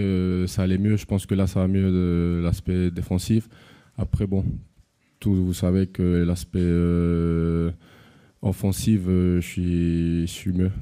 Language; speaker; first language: French; non-native, fluent; Spanish